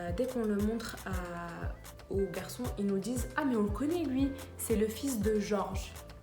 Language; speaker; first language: French; early bilingual, other home language; Arabic